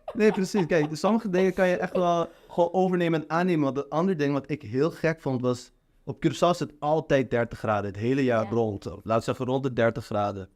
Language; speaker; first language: Dutch; non-native, local second language; Papiamento